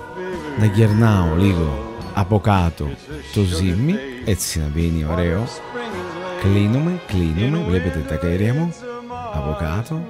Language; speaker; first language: Greek; non-native, learner; Italian